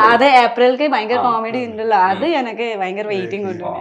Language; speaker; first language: Malayalam; non-native, fluent; Nepali